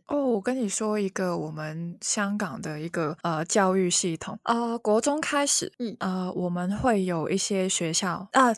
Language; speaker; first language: Chinese; non-native, local second language; Cantonese